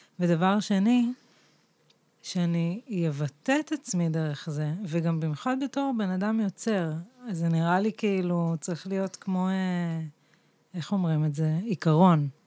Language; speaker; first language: Hebrew; native; Hebrew